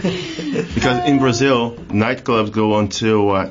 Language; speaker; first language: English; non-native, fluent; Portuguese